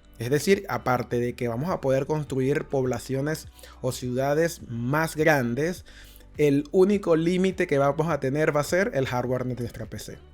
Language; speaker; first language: Spanish; native; Spanish